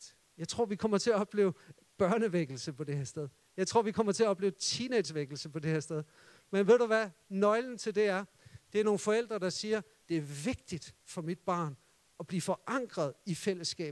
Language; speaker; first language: Danish; native; Danish